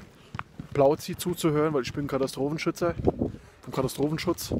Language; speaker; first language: German; native; German